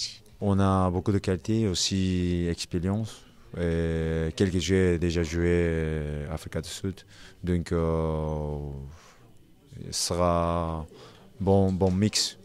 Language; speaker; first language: French; non-native, learner; Japanese